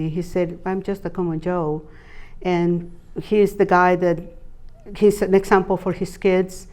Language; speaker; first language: English; non-native, fluent; Spanish